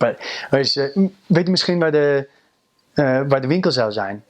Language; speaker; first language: Dutch; non-native, learner; English